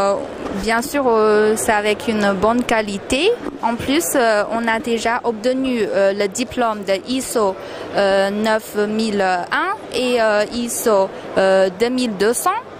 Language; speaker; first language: French; non-native, fluent; Chinese